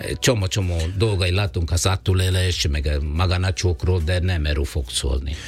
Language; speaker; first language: Hungarian; non-native, learner; Italian